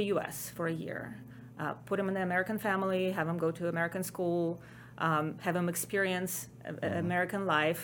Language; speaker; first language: English; non-native, fluent; Ukrainian